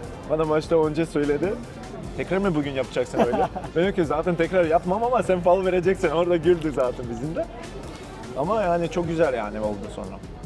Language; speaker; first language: Turkish; non-native, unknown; Bosnian